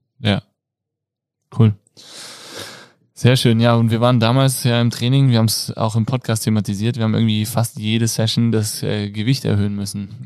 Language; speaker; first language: German; native; German